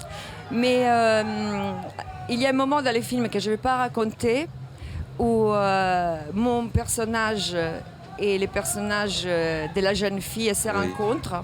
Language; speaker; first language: French; non-native, fluent; Italian